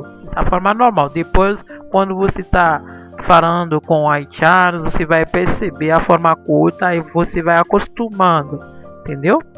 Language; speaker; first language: Portuguese; non-native, fluent; Haitian Creole